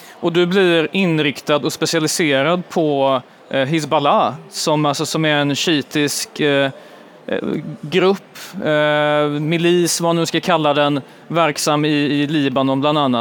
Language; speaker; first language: Swedish; native; Swedish